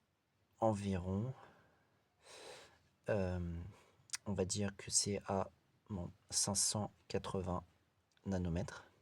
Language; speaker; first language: French; native; French